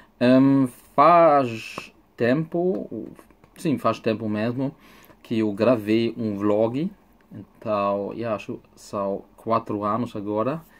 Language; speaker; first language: Portuguese; non-native, fluent; German